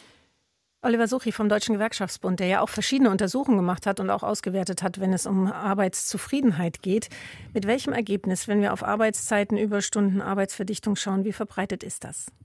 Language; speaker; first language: German; native; German